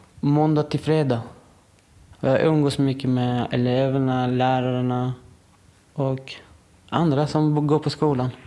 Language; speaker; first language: Swedish; non-native, learner; Persian